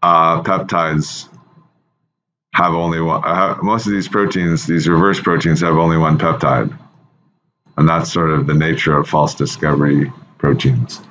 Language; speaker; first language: English; native; English